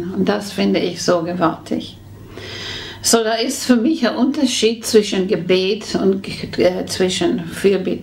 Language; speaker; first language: German; non-native, fluent; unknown